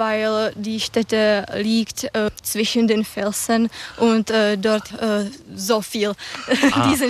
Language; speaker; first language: German; non-native, learner; Czech